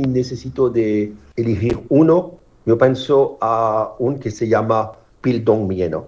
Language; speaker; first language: Spanish; non-native, fluent; French